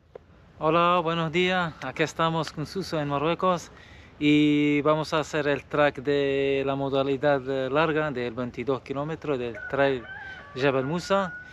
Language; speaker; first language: Spanish; non-native, fluent; Arabic